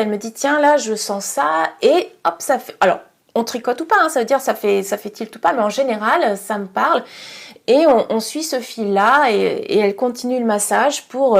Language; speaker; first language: French; native; French